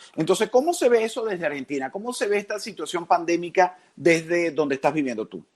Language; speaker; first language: Spanish; native; Spanish